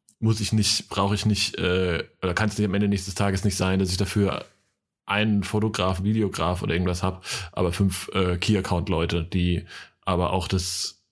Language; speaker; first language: German; native; German